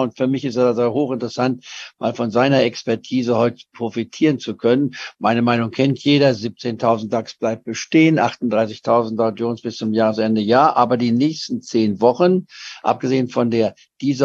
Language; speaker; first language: German; native; German